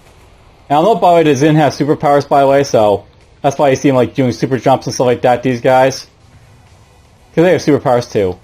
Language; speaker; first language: English; native; English